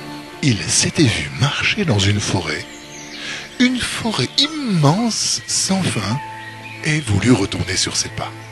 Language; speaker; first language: French; native; French